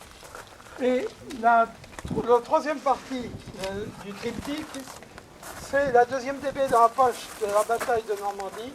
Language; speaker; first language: French; native; French